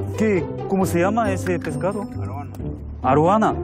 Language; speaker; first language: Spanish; non-native, learner; Korean